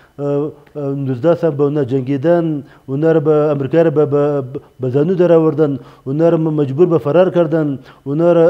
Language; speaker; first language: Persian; non-native, local second language; Pashto